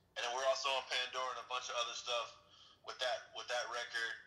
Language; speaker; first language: English; native; English